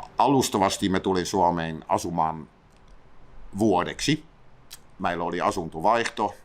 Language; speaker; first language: Finnish; non-native, fluent; Dutch